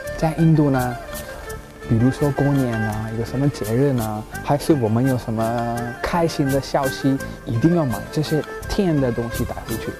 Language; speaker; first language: Chinese; non-native, fluent; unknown